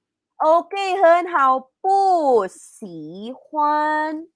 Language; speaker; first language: Chinese; non-native, learner; Filipino